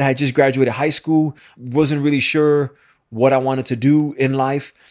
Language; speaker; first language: English; native; English